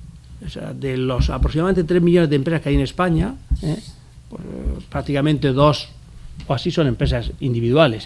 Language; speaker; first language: Spanish; native; Spanish